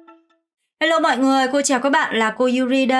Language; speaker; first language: Vietnamese; non-native, fluent; Korean